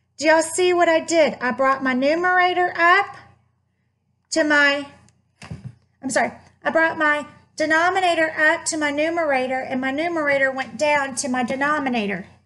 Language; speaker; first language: English; native; English